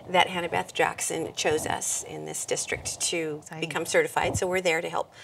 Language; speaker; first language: English; native; English